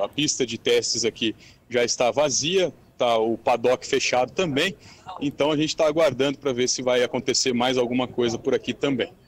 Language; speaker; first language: Portuguese; native; Portuguese